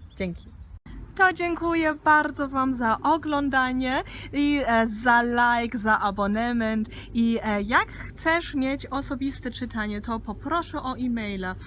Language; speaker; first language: Polish; early bilingual, heritage; Polish